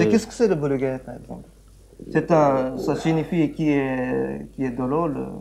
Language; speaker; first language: French; non-native, learner; Japanese